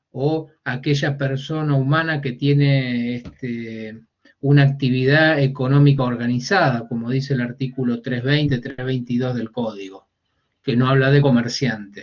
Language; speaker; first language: Spanish; native; Spanish